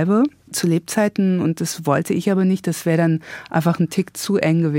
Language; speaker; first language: German; native; German